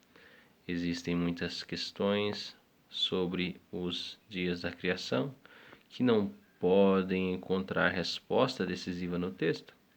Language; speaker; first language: Portuguese; native; Portuguese